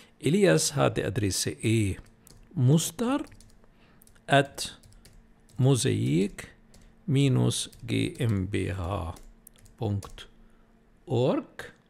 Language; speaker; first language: German; non-native, fluent; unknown